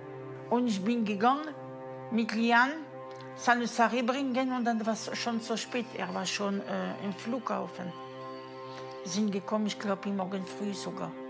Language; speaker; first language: German; non-native, learner; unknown